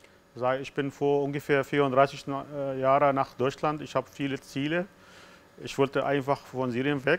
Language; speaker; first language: German; non-native, fluent; Arabic